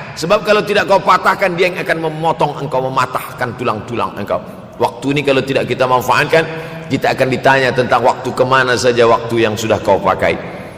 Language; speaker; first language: Malay; native; Malay